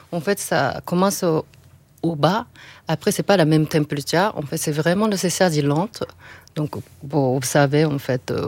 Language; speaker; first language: French; non-native, learner; Japanese